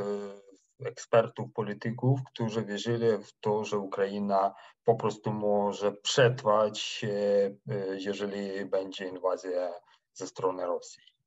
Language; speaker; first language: Polish; non-native, fluent; Ukrainian